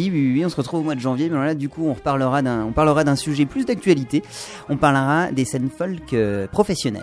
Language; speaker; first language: French; native; French